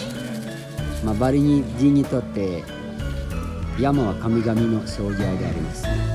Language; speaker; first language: Japanese; non-native, fluent; Indonesian